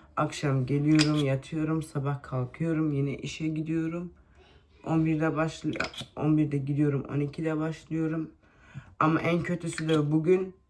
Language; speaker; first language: Turkish; early bilingual, heritage; Turkish